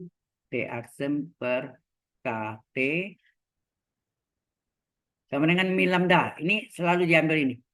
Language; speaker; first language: Indonesian; native; Indonesian